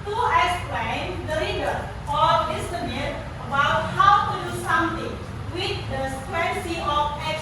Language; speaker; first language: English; non-native, learner; Indonesian